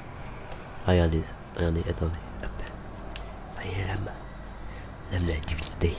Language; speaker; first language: French; native; French